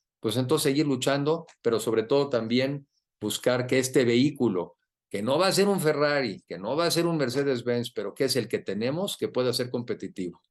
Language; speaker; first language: Spanish; native; Spanish